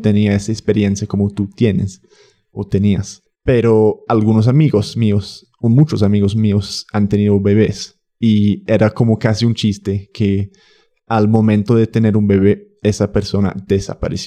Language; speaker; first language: Spanish; non-native, fluent; English